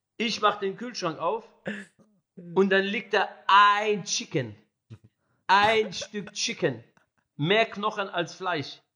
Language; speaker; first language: German; early bilingual, other home language; Arabic